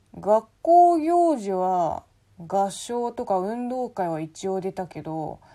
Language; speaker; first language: Japanese; non-native, fluent; Chinese